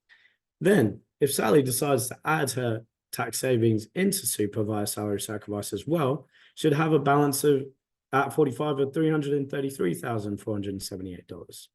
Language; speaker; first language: English; native; English